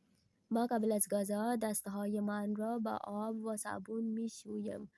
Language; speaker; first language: Persian; non-native, fluent; Urdu